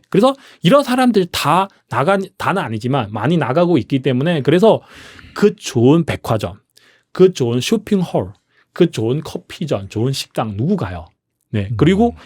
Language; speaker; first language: Korean; early bilingual, heritage; Korean